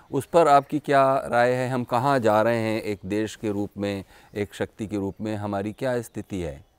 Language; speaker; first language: Hindi; native; Hindi